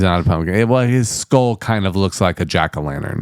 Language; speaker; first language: English; native; English